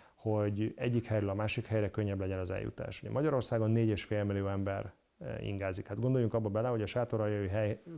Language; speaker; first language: Hungarian; native; Hungarian